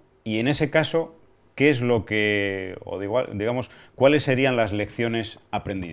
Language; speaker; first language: Spanish; native; Spanish